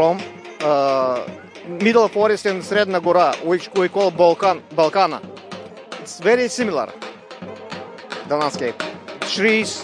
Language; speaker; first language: English; non-native, learner; Bulgarian